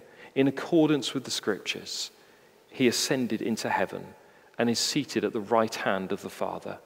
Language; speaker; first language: English; native; English